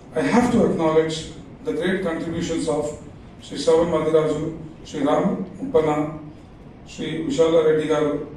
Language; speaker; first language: English; non-native, local second language; Telugu